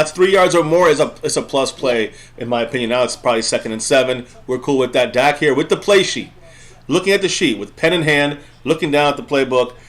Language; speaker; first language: English; native; English